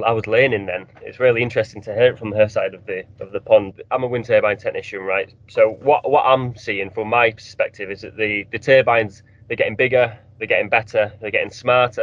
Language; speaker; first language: English; native; English